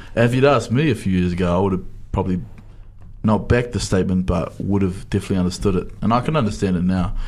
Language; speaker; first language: English; native; English